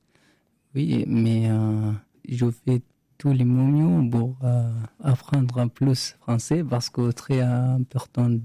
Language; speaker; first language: French; non-native, learner; Arabic